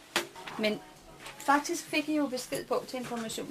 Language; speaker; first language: Danish; native; Danish